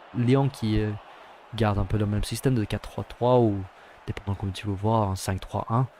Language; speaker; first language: French; non-native, fluent; English